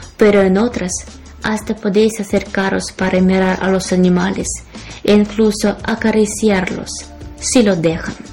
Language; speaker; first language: Spanish; non-native, fluent; Ukrainian